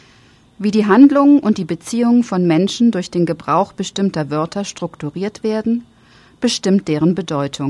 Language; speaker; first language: German; native; German